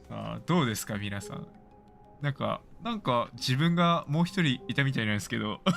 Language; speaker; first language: Japanese; native; Japanese